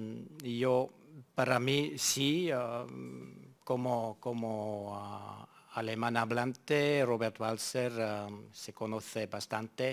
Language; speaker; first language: Spanish; non-native, fluent; German